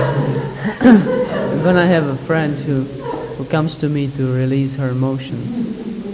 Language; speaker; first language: English; non-native, fluent; Czech